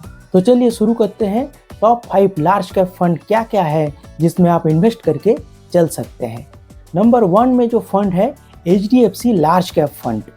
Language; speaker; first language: Hindi; non-native, local second language; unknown